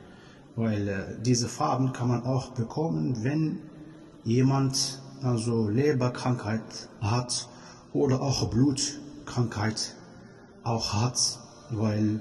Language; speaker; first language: German; non-native, fluent; Arabic